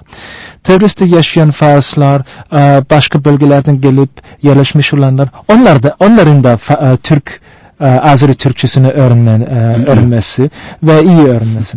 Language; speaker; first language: Turkish; non-native, fluent; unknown